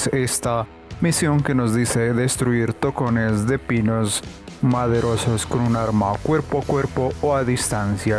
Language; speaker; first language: Spanish; native; Spanish